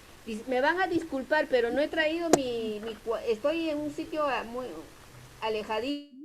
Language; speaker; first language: Spanish; native; Spanish